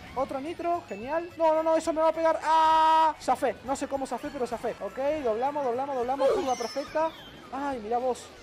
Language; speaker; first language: Spanish; native; Spanish